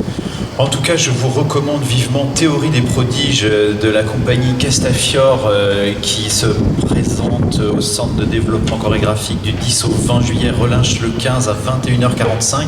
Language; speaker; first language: French; native; French